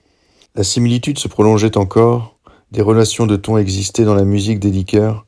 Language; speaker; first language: French; native; French